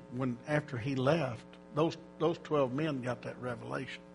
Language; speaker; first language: English; native; English